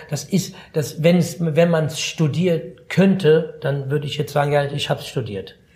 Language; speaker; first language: German; early bilingual, other home language; Arabic